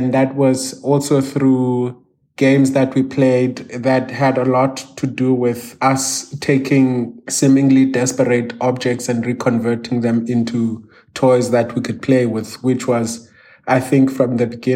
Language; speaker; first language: English; non-native, local second language; Xhosa